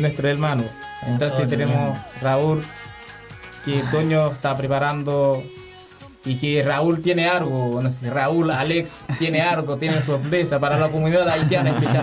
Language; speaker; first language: Spanish; non-native, learner; Haitian Creole